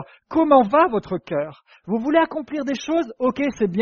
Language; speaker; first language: French; native; French